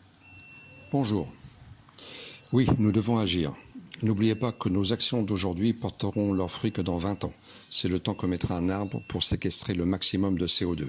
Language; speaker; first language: French; native; French